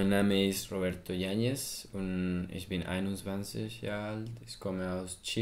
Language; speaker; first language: German; non-native, learner; Spanish